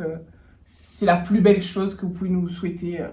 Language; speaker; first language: French; native; French